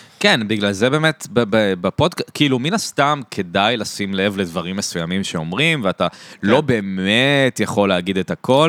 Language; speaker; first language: Hebrew; native; Hebrew